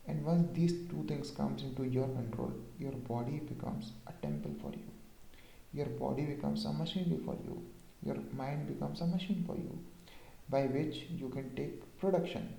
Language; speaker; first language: English; non-native, local second language; Hindi